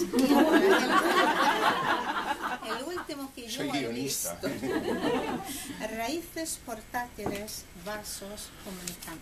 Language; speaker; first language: Spanish; non-native, fluent; Swedish